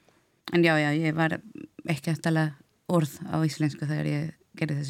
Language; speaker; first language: Icelandic; non-native, learner; Spanish